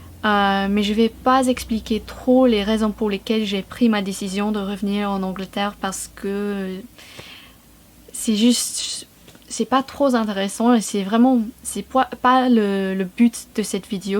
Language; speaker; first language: French; non-native, fluent; English